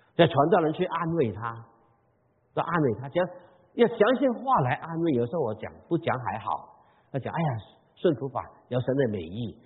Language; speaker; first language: Chinese; non-native, local second language; Cantonese